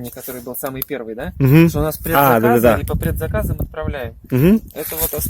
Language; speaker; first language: Russian; native; Russian